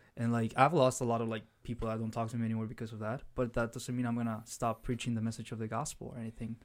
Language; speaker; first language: English; early bilingual, other home language; Spanish